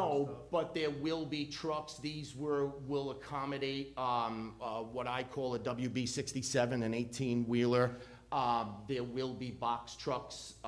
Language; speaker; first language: English; native; English